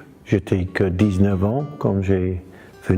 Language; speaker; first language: French; non-native, fluent; English